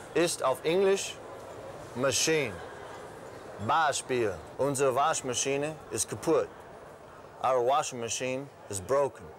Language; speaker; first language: German; non-native, fluent; English